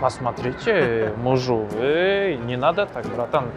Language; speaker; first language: Russian; non-native, local second language; Kazakh